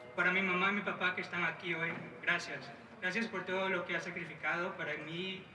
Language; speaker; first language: Spanish; early bilingual, other home language; English